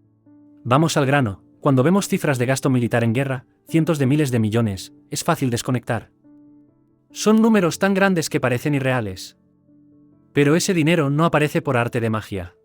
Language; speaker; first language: Spanish; native; Spanish